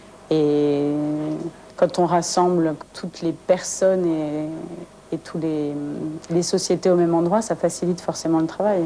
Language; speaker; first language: French; native; French